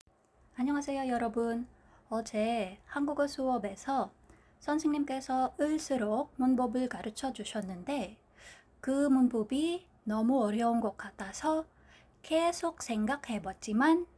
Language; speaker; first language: Korean; non-native, fluent; Filipino